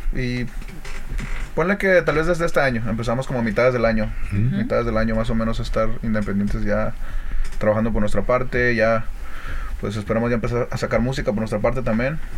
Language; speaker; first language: Spanish; native; Spanish